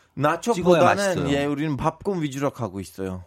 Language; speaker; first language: Korean; non-native, fluent; Turkish